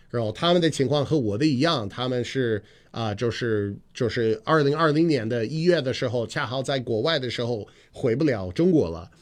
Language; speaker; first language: Chinese; non-native, fluent; English